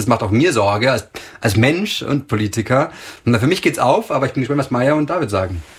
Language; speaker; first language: German; native; German